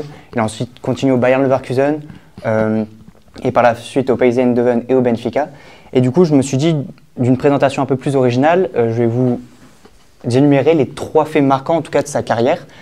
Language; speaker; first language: French; native; French